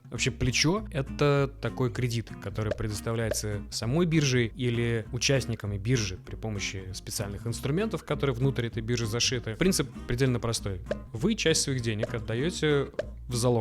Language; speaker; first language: Russian; native; Russian